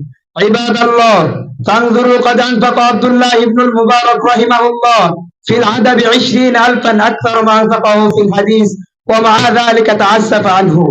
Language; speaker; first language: Arabic; non-native, learner; Bangla